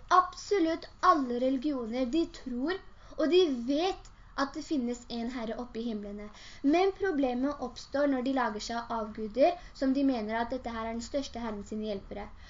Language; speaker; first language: Norwegian; early bilingual, other home language; Urdu